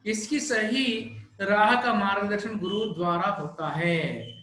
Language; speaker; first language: Hindi; non-native, local second language; Telugu